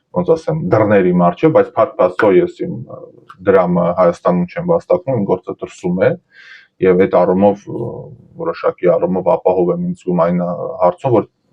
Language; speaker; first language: Armenian; early bilingual, heritage; Armenian